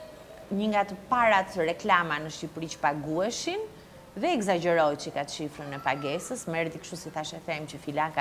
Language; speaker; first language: Albanian; native; Albanian